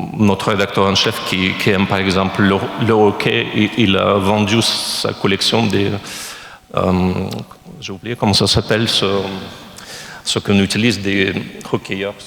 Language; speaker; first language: French; non-native, fluent; Russian